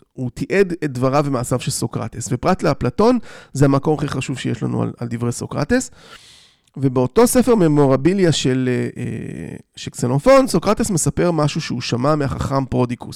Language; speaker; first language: Hebrew; native; Hebrew